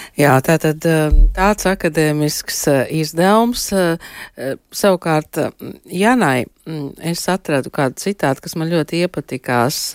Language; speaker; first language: Latvian; native; Latvian